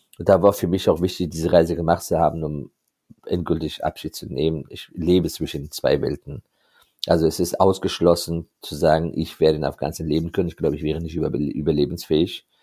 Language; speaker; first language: German; non-native, fluent; Persian